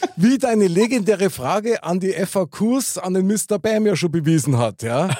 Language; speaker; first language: German; native; German